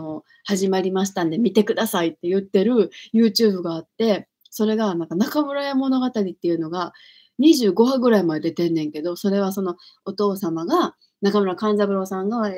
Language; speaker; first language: Japanese; native; Japanese